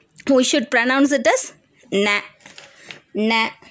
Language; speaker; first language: English; non-native, local second language; Tamil